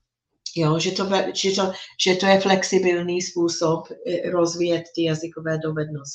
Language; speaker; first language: Czech; non-native, fluent; English